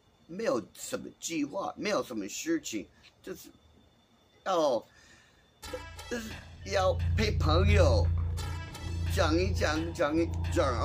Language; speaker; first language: Chinese; non-native, fluent; English